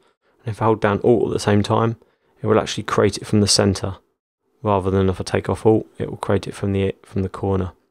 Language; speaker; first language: English; native; English